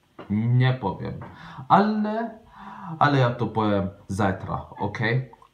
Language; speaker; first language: Polish; non-native, learner; Slovak